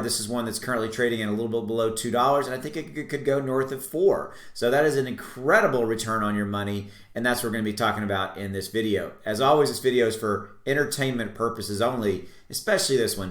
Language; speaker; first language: English; native; English